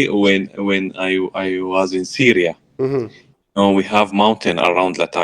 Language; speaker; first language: English; non-native, learner; Arabic